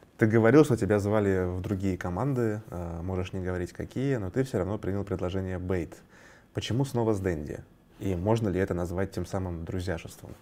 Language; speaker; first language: Russian; native; Russian